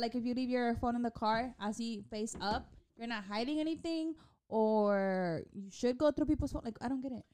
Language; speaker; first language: English; early bilingual, other home language; Spanish